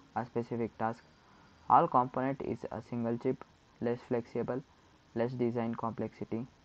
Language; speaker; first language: English; non-native, local second language; Kannada